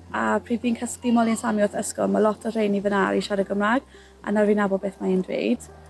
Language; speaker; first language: Welsh; non-native, local second language; English